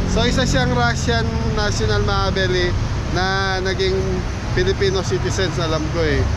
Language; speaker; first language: Filipino; native; Filipino